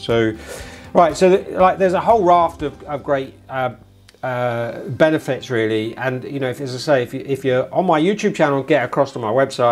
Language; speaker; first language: English; native; English